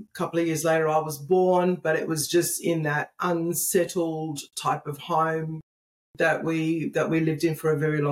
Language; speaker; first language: English; native; English